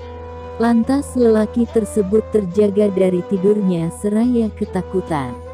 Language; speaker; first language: Indonesian; native; Indonesian